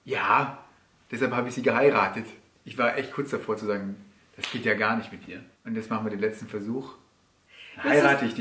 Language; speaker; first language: German; native; German